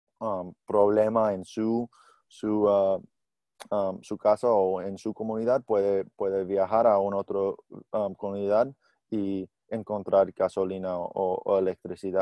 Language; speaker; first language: Spanish; non-native, learner; English